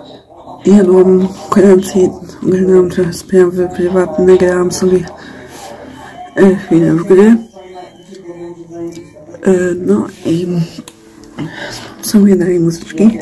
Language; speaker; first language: Polish; native; Polish